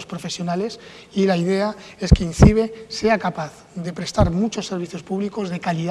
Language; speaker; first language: Spanish; native; Spanish